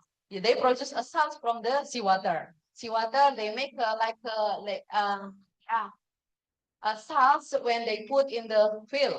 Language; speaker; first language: English; non-native, fluent; Indonesian